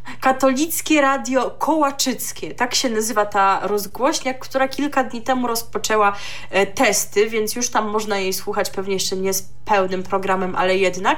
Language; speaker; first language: Polish; native; Polish